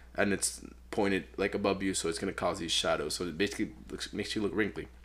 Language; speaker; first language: English; non-native, fluent; Spanish